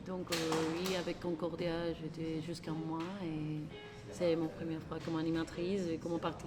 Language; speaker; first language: French; non-native, learner; Spanish